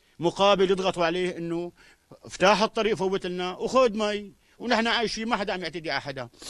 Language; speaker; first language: Arabic; native; Arabic